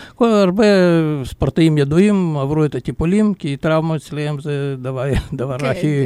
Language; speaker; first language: Hebrew; non-native, fluent; Russian